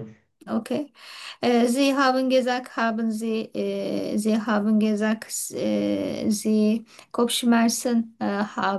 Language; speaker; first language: German; non-native, learner; Turkish